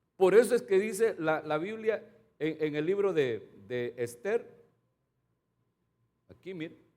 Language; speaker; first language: Spanish; native; Spanish